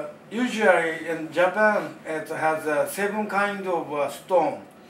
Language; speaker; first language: English; non-native, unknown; Japanese